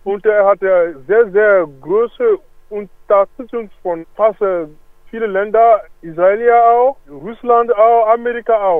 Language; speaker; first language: German; non-native, learner; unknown